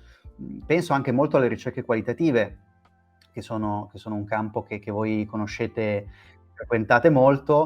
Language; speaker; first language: Italian; native; Italian